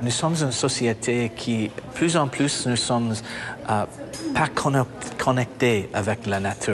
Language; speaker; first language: French; non-native, learner; English